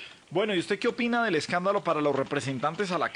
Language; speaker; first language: Spanish; native; Spanish